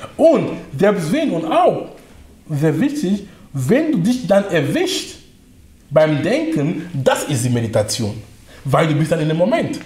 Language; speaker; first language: German; non-native, fluent; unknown